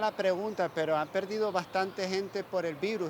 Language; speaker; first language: Spanish; non-native, fluent; Dutch